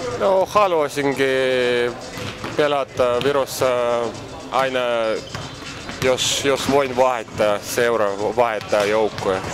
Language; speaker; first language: Finnish; non-native, learner; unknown